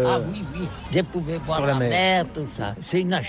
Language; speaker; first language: French; non-native, learner; Catalan